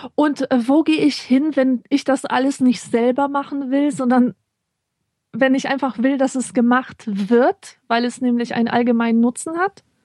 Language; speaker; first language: German; early bilingual, other home language; Polish